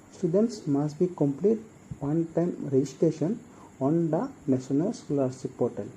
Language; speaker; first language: English; non-native, local second language; Assamese